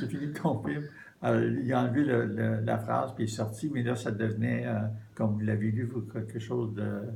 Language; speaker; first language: French; native; French